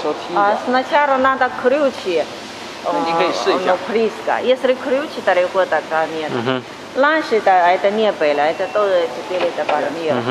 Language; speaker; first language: Russian; non-native, learner; Chinese